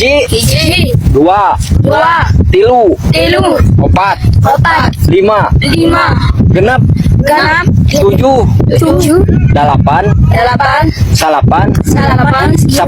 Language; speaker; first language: Indonesian; non-native, local second language; Sundanese